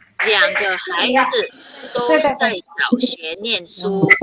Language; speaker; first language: Chinese; non-native, fluent; Filipino